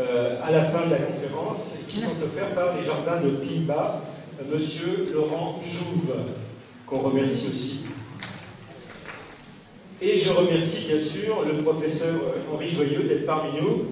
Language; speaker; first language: French; native; French